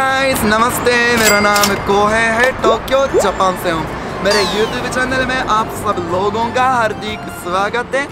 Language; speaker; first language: Hindi; non-native, fluent; Japanese